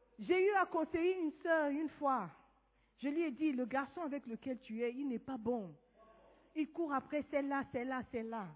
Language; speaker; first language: French; non-native, fluent; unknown